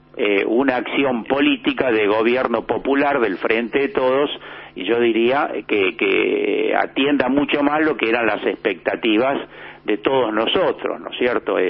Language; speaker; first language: Spanish; native; Spanish